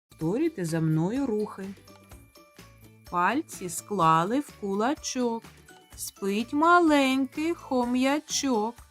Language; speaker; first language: Ukrainian; native; Ukrainian